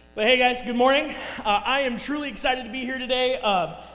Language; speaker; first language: English; native; English